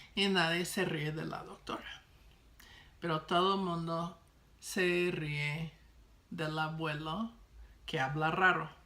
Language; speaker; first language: Spanish; non-native, fluent; English